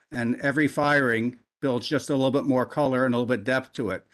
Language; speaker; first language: English; native; English